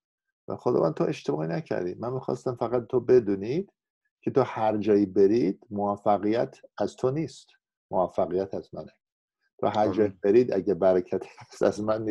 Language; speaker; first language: Persian; non-native, fluent; English